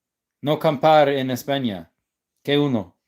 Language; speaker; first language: Spanish; non-native, learner; English